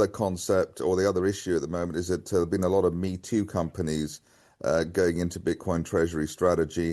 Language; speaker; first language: English; native; English